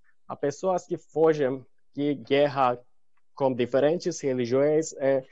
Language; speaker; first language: Portuguese; non-native, learner; Turkish